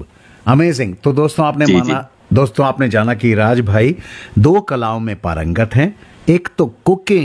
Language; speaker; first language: Hindi; native; Hindi